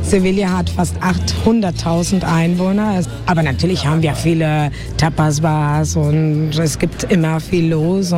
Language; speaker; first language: German; non-native, fluent; Spanish